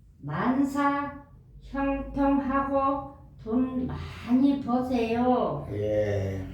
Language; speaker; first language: Korean; non-native, learner; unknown